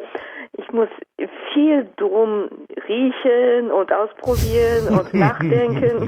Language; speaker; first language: German; non-native, fluent; Japanese